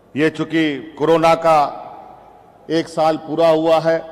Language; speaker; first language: Hindi; native; Hindi